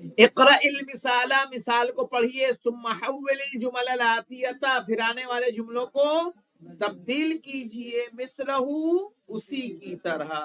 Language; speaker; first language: Urdu; native; Urdu